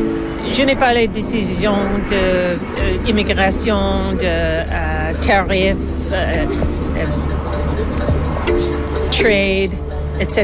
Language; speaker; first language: French; non-native, learner; English